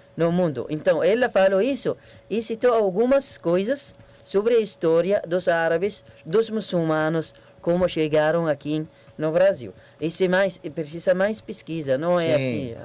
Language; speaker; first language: Portuguese; non-native, learner; Arabic